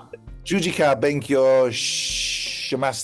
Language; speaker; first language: Japanese; non-native, learner; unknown